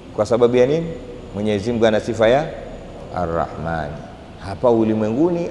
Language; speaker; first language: Swahili; native; Swahili